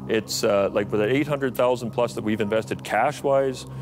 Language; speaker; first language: English; native; English